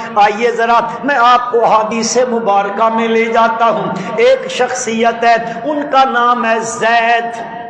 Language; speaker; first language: Urdu; non-native, local second language; Punjabi